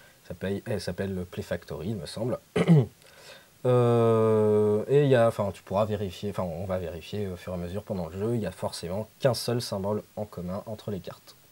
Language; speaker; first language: French; native; French